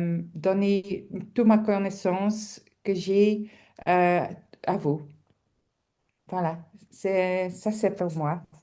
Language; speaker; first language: French; non-native, local second language; Dutch